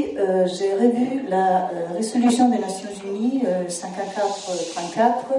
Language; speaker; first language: French; non-native, fluent; Italian